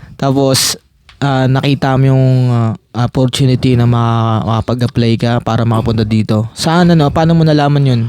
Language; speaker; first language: Filipino; non-native, local second language; Hiligaynon